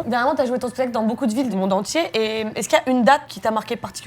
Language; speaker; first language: French; native; French